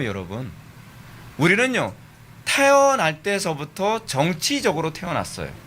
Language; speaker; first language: Korean; native; Korean